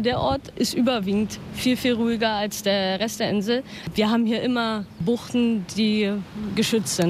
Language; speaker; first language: German; native; German